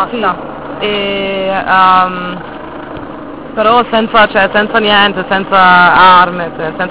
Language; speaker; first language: Italian; non-native, fluent; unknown